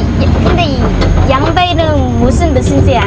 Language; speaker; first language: Korean; non-native, learner; Vietnamese